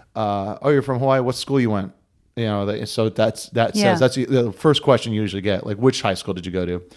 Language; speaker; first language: English; native; English